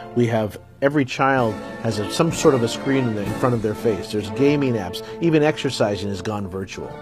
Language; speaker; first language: English; native; English